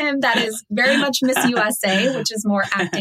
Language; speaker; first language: English; early bilingual, other home language; Telugu